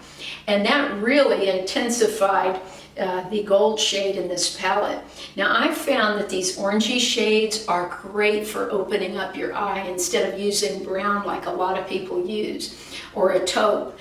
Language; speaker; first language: English; native; English